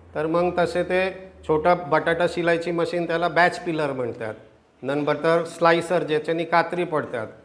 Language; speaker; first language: Marathi; non-native, local second language; Gujarati